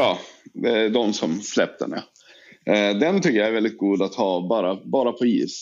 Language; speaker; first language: Swedish; native; Swedish